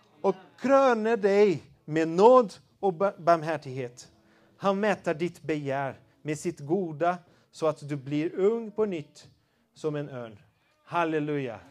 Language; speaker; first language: Swedish; non-native, fluent; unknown